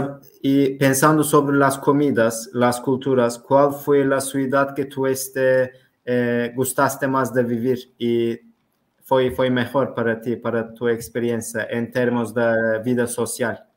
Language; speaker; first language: Spanish; non-native, learner; Turkish